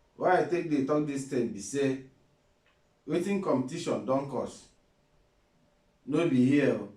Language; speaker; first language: Nigerian Pidgin; non-native, local second language; Igbo